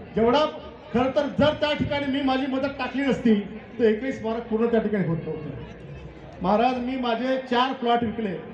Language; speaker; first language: Marathi; native; Marathi